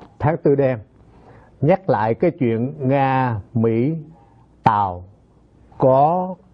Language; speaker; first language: Vietnamese; native; Vietnamese